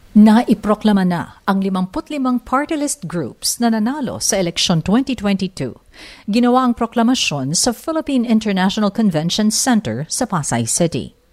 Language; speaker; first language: Filipino; native; Filipino